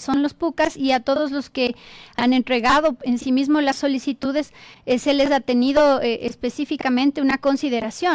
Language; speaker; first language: Spanish; native; Spanish